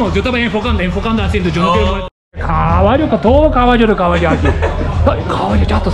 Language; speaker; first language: Spanish; non-native, learner; Japanese